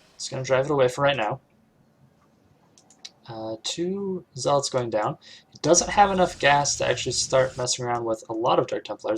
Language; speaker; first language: English; native; English